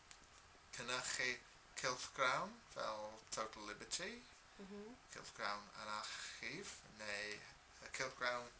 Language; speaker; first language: Welsh; non-native, learner; English